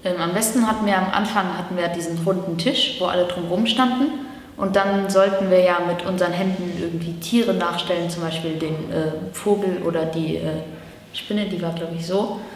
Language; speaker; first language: German; native; German